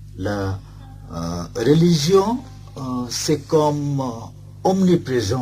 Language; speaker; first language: French; non-native, fluent; Bangla